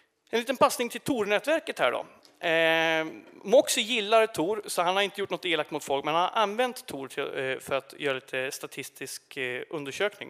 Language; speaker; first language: Swedish; native; Swedish